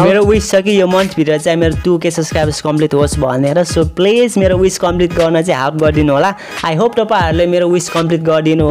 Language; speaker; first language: Nepali; native; Nepali